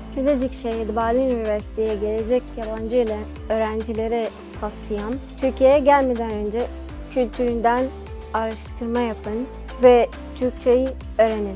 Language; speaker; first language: Turkish; non-native, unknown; Arabic